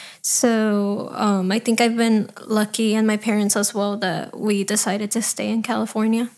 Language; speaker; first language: English; early bilingual, other home language; Spanish